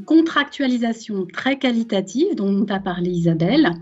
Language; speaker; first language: French; native; French